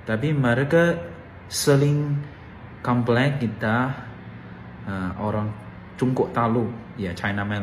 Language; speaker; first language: Indonesian; non-native, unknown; Chinese